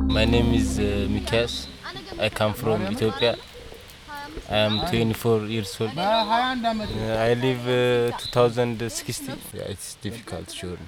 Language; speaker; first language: English; non-native, learner; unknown